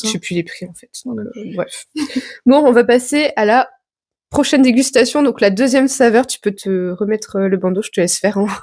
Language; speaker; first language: French; native; French